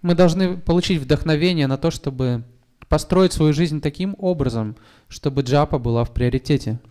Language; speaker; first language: Russian; native; Russian